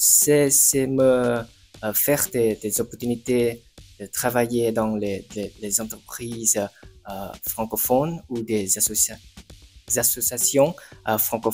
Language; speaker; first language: French; non-native, fluent; Vietnamese